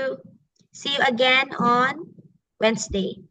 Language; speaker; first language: English; non-native, fluent; Filipino